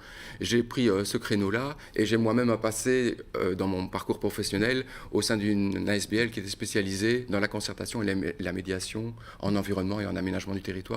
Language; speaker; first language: French; native; French